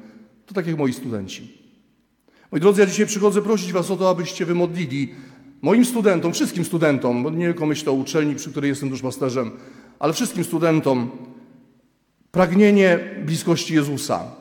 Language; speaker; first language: Polish; native; Polish